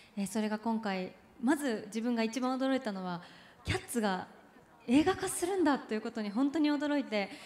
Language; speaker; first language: Japanese; native; Japanese